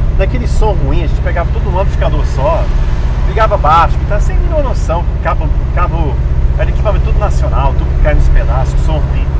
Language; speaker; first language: Portuguese; early bilingual, other home language; English